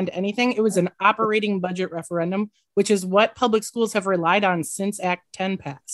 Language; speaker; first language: English; native; English